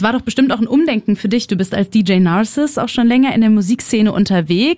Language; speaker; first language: German; native; German